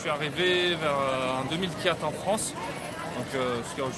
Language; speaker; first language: French; non-native, learner; Uyghur